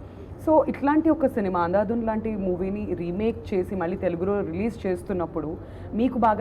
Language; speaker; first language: Telugu; native; Telugu